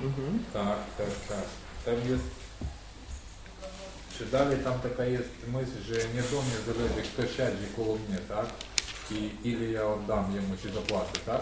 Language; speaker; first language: Polish; non-native, learner; Russian